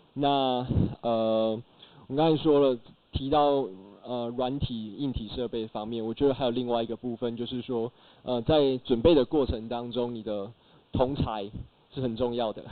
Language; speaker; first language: Chinese; native; Chinese